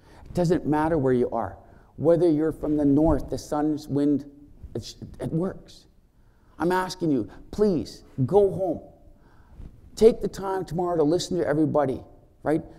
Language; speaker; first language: English; native; English